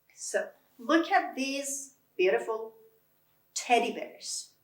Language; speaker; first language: English; non-native, fluent; Persian